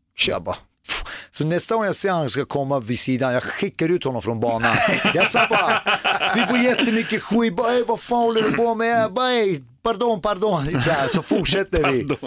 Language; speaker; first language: Swedish; early bilingual, other home language; Persian